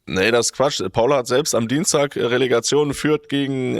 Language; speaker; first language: German; native; German